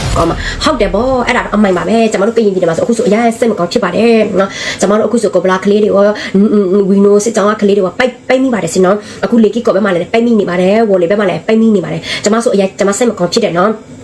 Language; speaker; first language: Burmese; non-native, local second language; S'gaw Karen